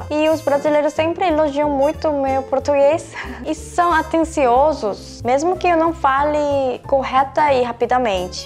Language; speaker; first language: Portuguese; non-native, fluent; Korean